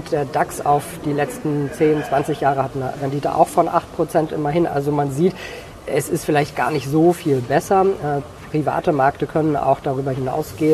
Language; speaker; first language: German; native; German